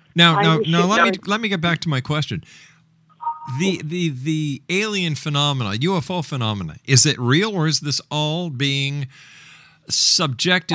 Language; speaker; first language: English; native; English